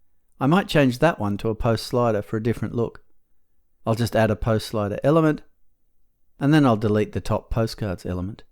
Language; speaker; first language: English; native; English